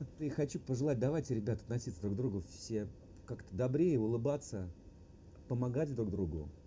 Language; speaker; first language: Russian; native; Russian